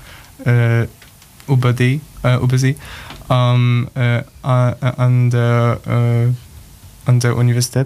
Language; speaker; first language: German; non-native, learner; Polish